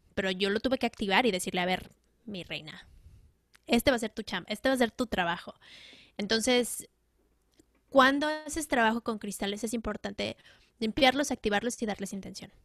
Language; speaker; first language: Spanish; native; Spanish